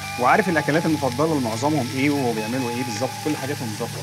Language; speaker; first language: Arabic; native; Arabic